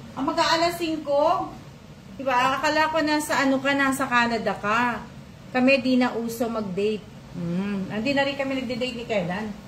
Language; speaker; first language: Filipino; non-native, local second language; Cebuano